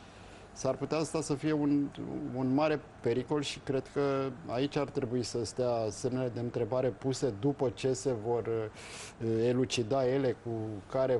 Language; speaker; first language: Romanian; native; Romanian